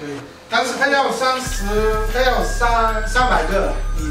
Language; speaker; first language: Chinese; non-native, learner; French